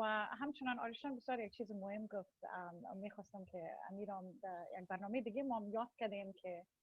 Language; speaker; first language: Persian; early bilingual, heritage; Persian